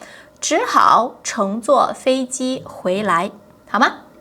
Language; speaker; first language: Chinese; non-native, fluent; Portuguese